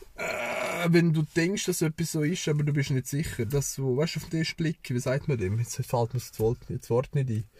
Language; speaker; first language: German; early bilingual, other home language; Serbian